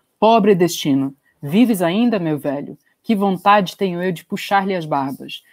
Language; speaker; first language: Portuguese; non-native, fluent; English